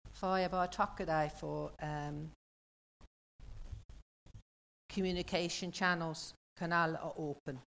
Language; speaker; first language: Norwegian; non-native, learner; English